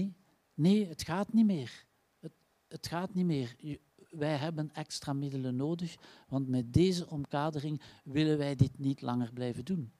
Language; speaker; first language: Dutch; native; Dutch